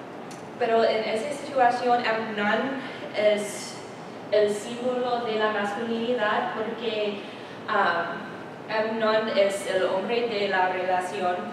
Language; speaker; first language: Spanish; non-native, learner; English